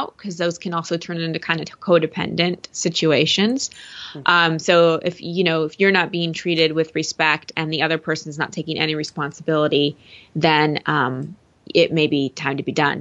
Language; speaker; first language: English; native; English